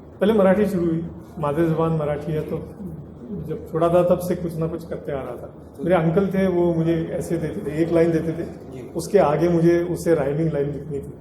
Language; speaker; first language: Hindi; non-native, local second language; Marathi